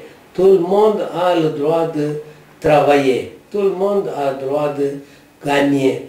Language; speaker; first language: French; non-native, learner; Tamil